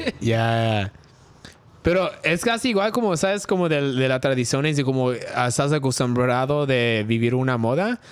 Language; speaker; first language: Spanish; early bilingual, heritage; Spanish